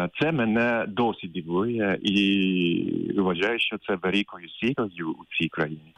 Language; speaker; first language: Ukrainian; non-native, fluent; Japanese